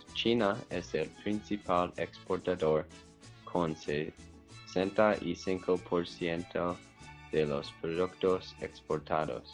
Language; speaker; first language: Spanish; non-native, learner; English